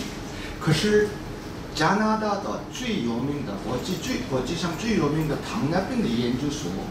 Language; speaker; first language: Chinese; non-native, fluent; Korean